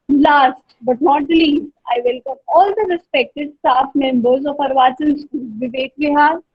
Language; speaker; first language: English; non-native, local second language; Hindi